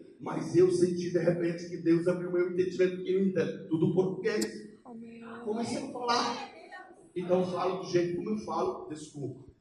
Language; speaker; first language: Portuguese; non-native, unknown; Polish